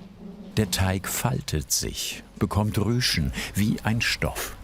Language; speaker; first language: German; native; German